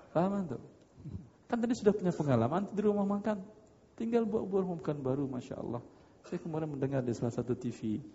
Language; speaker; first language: Indonesian; non-native, local second language; Minangkabau